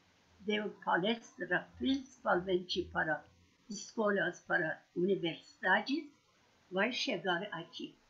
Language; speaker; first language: Portuguese; non-native, learner; Persian